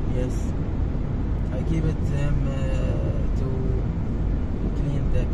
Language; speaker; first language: English; non-native, learner; Arabic